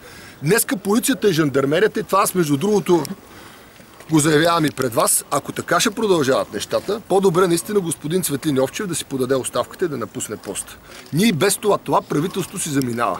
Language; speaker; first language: Bulgarian; native; Bulgarian